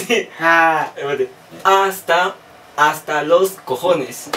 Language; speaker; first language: Spanish; native; Spanish